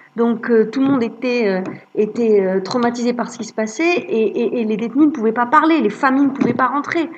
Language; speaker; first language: French; native; French